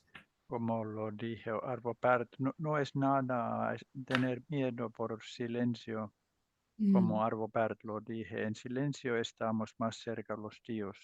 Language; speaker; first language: Spanish; non-native, learner; Finnish